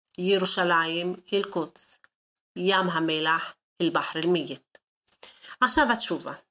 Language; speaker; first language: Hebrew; non-native, local second language; Arabic